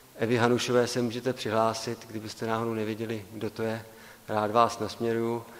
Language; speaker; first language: Czech; native; Czech